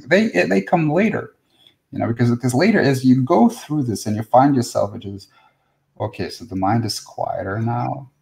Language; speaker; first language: English; non-native, fluent; Russian